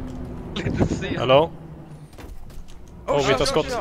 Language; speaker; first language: Swedish; native; Swedish